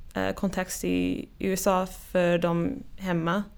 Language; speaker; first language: Swedish; non-native, fluent; English